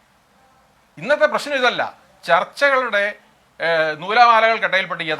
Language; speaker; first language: Malayalam; native; Malayalam